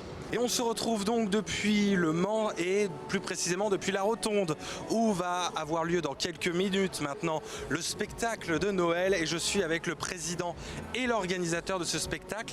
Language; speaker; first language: French; native; French